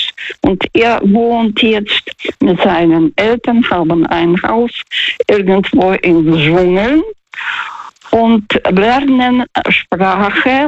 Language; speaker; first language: German; non-native, fluent; Russian